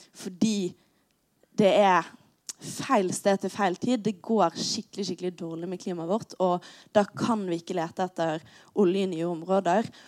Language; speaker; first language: Norwegian; native; Norwegian